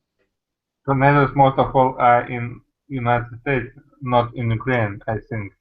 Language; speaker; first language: English; non-native, learner; Russian